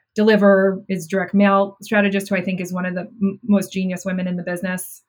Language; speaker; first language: English; native; English